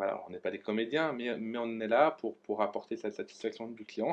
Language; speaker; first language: French; native; French